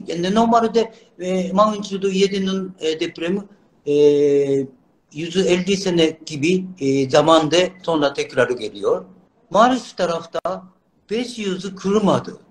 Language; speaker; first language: Turkish; non-native, learner; Japanese